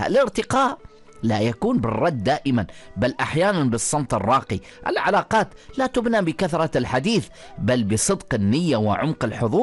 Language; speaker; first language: Arabic; native; Arabic